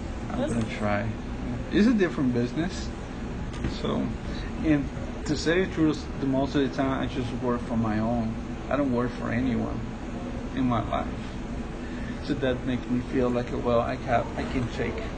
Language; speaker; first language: English; non-native, fluent; Spanish